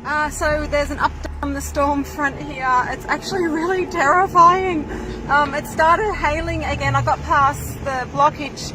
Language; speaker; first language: English; native; English